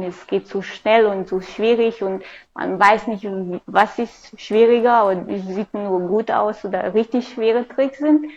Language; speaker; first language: German; non-native, fluent; Hungarian